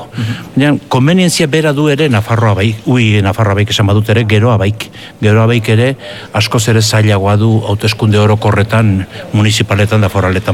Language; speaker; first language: Basque; native; Basque